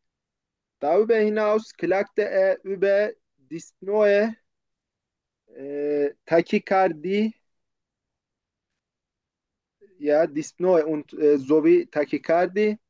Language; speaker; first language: German; non-native, learner; Turkish